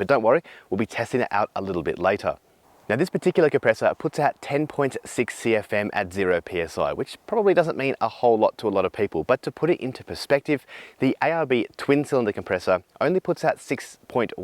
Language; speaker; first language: English; native; English